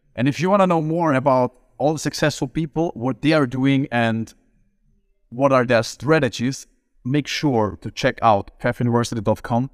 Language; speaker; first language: English; non-native, fluent; German